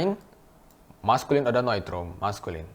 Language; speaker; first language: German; non-native, fluent; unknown